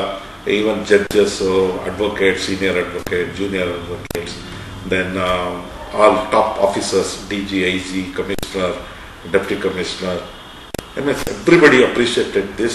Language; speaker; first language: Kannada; non-native, local second language; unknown